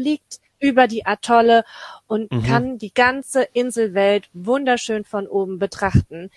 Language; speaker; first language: German; native; German